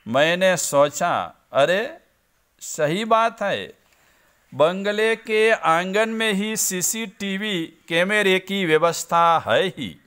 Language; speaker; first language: Hindi; non-native, local second language; Gujarati